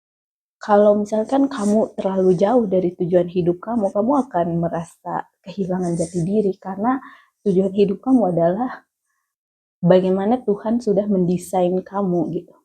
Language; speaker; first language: Indonesian; native; Indonesian